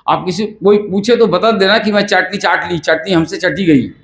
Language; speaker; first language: Hindi; non-native, local second language; Bangla